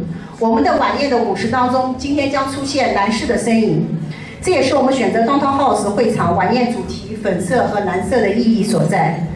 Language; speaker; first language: Chinese; native; Chinese